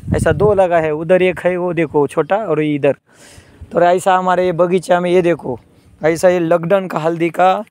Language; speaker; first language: Hindi; non-native, local second language; Marathi